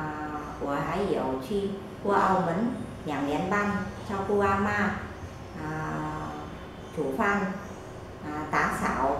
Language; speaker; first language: Chinese; non-native, learner; Vietnamese